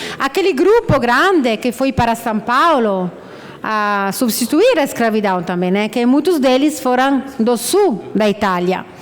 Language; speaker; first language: Portuguese; non-native, fluent; Italian